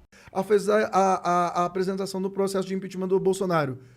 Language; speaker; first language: Portuguese; native; Portuguese